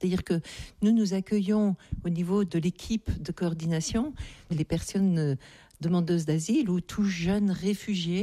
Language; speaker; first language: French; native; French